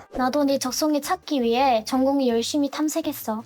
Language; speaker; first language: Korean; non-native, fluent; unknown